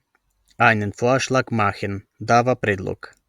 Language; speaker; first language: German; non-native, fluent; Macedonian